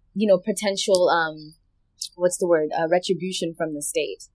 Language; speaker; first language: English; native; English